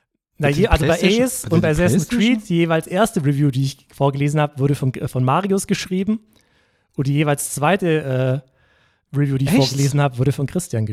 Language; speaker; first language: German; native; German